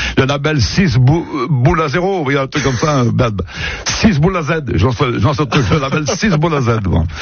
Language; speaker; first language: French; native; French